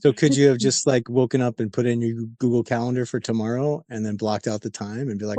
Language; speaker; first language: English; native; English